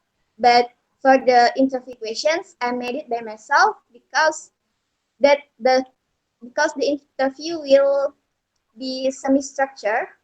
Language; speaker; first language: English; non-native, learner; Indonesian